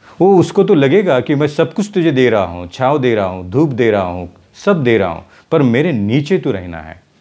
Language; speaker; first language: Hindi; non-native, local second language; Marathi